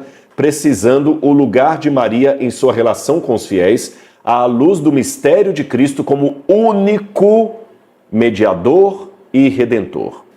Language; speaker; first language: Portuguese; native; Portuguese